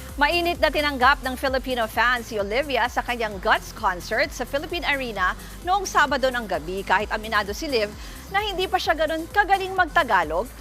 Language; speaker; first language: Filipino; native; Filipino